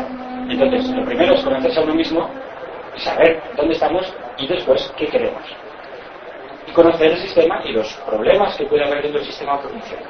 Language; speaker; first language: Spanish; native; Spanish